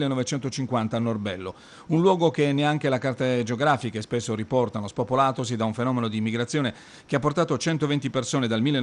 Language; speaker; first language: Italian; native; Italian